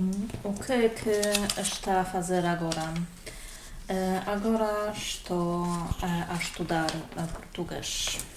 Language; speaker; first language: Portuguese; non-native, learner; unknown